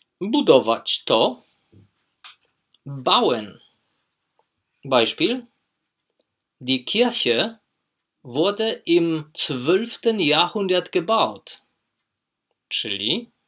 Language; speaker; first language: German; non-native, fluent; Polish